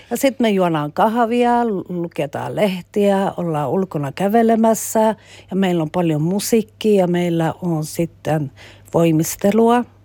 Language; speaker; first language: Finnish; early bilingual, heritage; Finnish